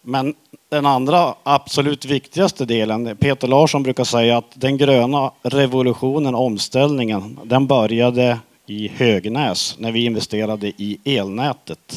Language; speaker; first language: Swedish; native; Swedish